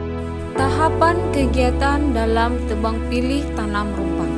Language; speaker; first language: Indonesian; native; Indonesian